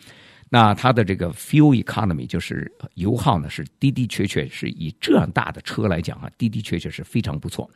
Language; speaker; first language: Chinese; native; Chinese